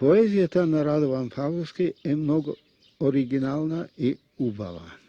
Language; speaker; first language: Macedonian; non-native, fluent; Russian